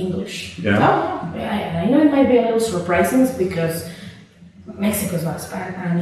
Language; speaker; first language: English; non-native, fluent; Spanish